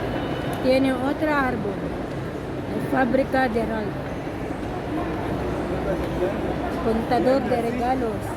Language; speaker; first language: Spanish; non-native, learner; Filipino